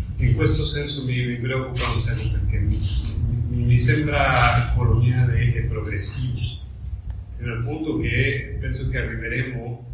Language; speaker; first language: Italian; non-native, fluent; Spanish